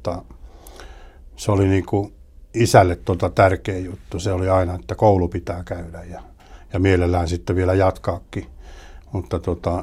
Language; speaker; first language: Finnish; early bilingual, heritage; Finnish